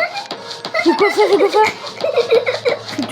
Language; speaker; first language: French; native; French